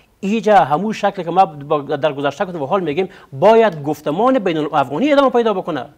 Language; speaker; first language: Persian; non-native, local second language; Pashto